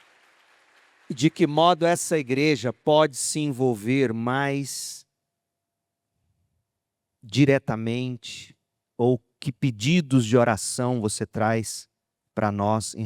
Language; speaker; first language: Portuguese; native; Portuguese